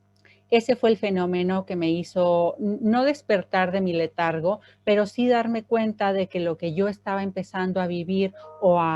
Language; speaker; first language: Spanish; native; Spanish